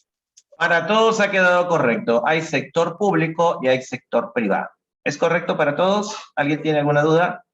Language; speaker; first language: Spanish; native; Spanish